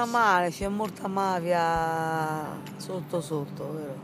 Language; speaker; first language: Italian; non-native, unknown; English